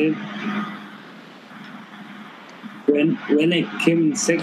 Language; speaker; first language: English; non-native, local second language; Kinyarwanda